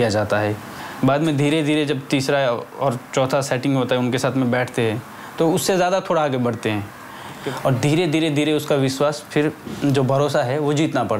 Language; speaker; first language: Hindi; native; Hindi